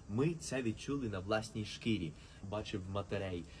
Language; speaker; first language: Ukrainian; early bilingual, heritage; Spanish